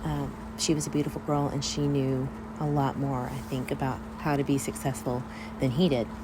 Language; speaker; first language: English; native; English